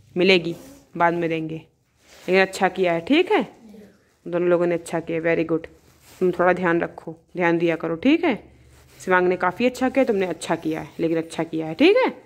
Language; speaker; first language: Hindi; native; Hindi